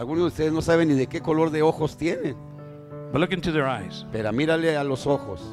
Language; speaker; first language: Spanish; early bilingual, heritage; English